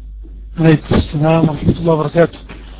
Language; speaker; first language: Arabic; native; Arabic